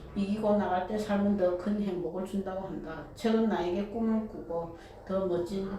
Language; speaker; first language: Korean; early bilingual, heritage; Korean